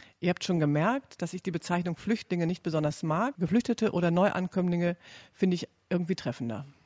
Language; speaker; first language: German; native; German